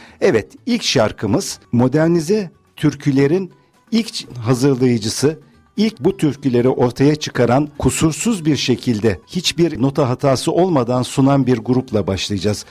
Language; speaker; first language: Turkish; native; Turkish